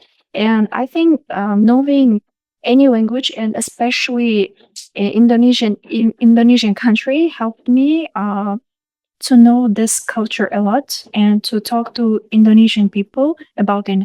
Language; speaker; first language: English; non-native, fluent; Uzbek